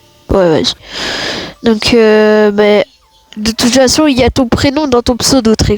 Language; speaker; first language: French; native; French